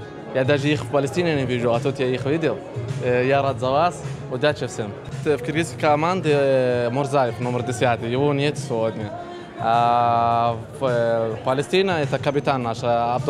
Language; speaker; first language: Russian; non-native, fluent; Arabic